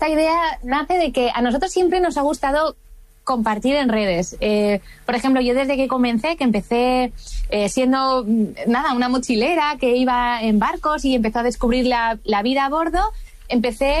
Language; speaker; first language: Spanish; native; Spanish